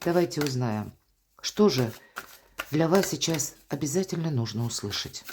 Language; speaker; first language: Russian; native; Russian